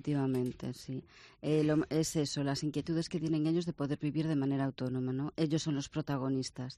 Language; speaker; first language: Spanish; native; Spanish